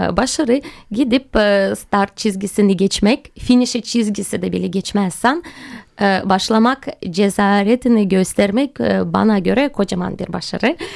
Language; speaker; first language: Turkish; non-native, fluent; Russian